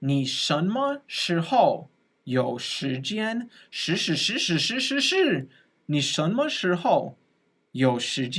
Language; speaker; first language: Chinese; non-native, fluent; English